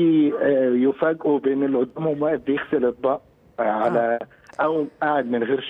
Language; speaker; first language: Arabic; native; Arabic